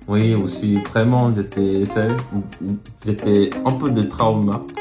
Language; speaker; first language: French; non-native, learner; Korean